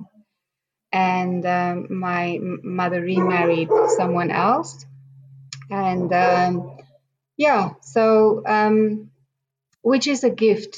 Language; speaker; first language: English; non-native, local second language; Afrikaans